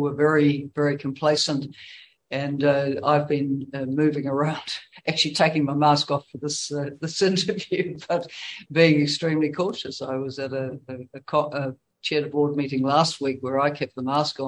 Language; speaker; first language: English; native; English